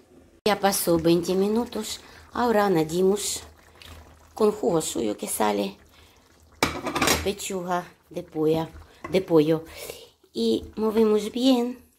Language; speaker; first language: Spanish; non-native, learner; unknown